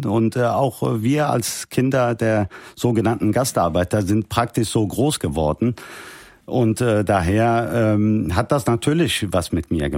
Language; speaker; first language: German; early bilingual, heritage; Turkish